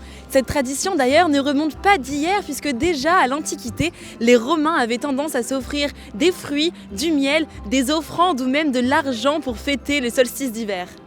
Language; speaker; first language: French; native; French